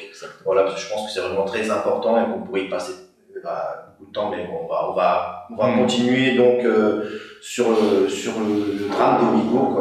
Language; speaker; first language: French; native; French